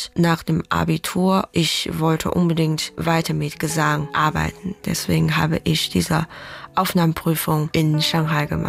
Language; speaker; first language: German; non-native, fluent; Chinese